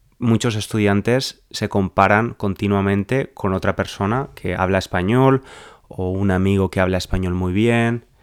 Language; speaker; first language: Spanish; native; Spanish